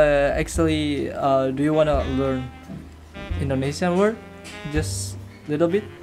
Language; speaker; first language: English; non-native, learner; Indonesian